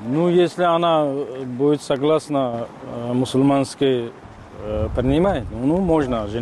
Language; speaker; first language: Russian; non-native, learner; Tajik